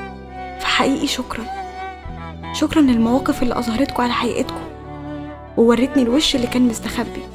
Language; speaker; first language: Arabic; native; Arabic